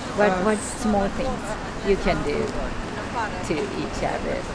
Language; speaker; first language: English; non-native, learner; Japanese